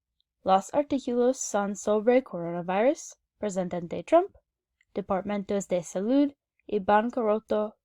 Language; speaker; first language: Spanish; non-native, learner; English